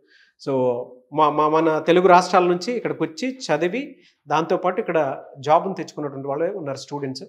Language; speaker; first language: Telugu; native; Telugu